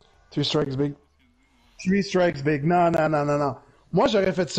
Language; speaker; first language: French; native; French